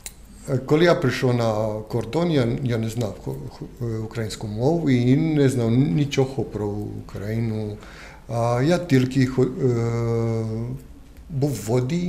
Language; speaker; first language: Ukrainian; non-native, learner; Croatian